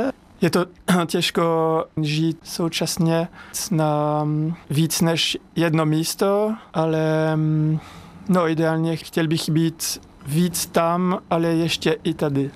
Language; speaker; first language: Czech; non-native, learner; French